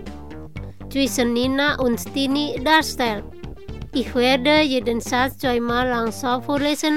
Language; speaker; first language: German; non-native, learner; Indonesian